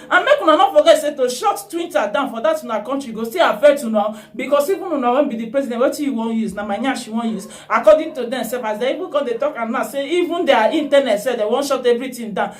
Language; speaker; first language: Nigerian Pidgin; native; Nigerian Pidgin